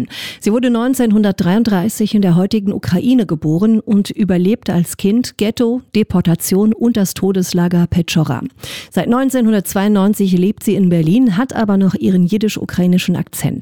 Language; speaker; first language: German; native; German